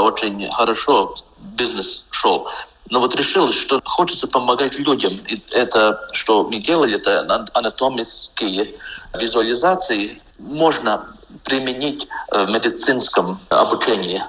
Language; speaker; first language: Russian; non-native, local second language; Latvian